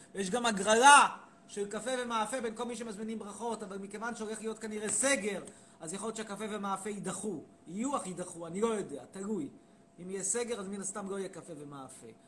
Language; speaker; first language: Hebrew; native; Hebrew